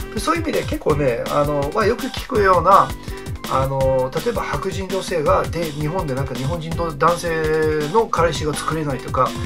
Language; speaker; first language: Japanese; non-native, fluent; English